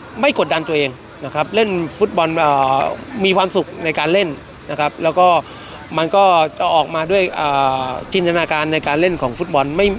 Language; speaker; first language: Thai; native; Thai